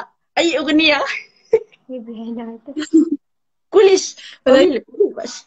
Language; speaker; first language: Arabic; non-native, learner; Malay